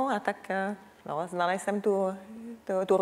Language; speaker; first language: Czech; non-native, learner; French